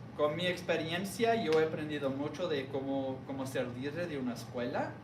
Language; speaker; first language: Spanish; non-native, fluent; English